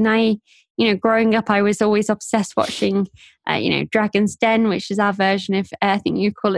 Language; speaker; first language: English; native; English